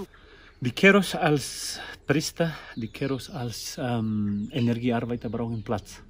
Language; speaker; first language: German; non-native, learner; Spanish